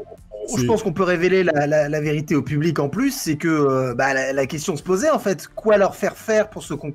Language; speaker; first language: French; native; French